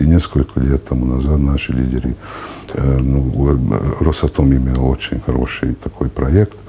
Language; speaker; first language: Russian; non-native, fluent; Hungarian